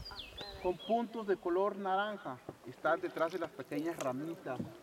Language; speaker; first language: Spanish; native; Spanish